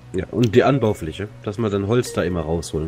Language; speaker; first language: German; native; German